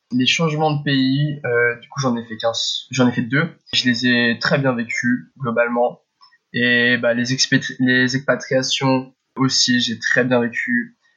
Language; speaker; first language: French; early bilingual, heritage; French